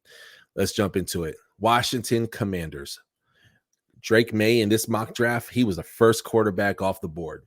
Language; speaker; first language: English; native; English